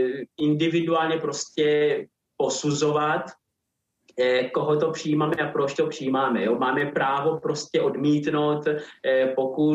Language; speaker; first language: Czech; non-native, fluent; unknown